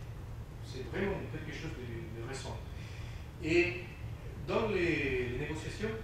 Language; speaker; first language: French; non-native, fluent; Spanish